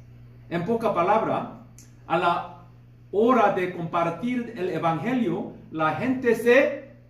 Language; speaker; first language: Spanish; non-native, fluent; Korean